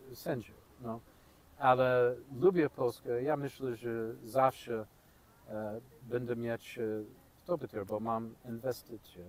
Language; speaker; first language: Polish; non-native, learner; English